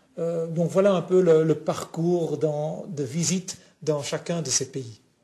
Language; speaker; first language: French; non-native, local second language; Dutch